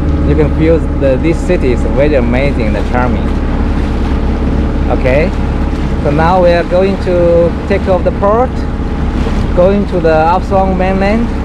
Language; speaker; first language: English; non-native, learner; Chinese